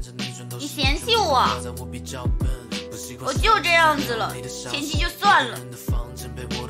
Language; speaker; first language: Chinese; native; Chinese